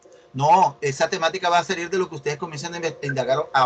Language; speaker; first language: Spanish; native; Spanish